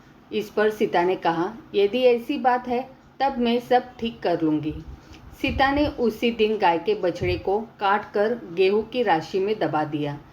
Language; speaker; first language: Hindi; native; Hindi